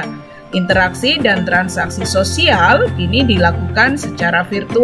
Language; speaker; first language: Indonesian; native; Indonesian